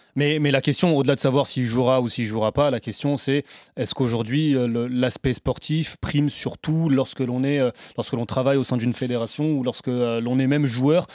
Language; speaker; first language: French; native; French